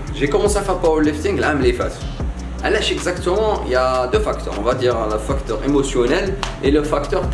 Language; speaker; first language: French; non-native, local second language; Arabic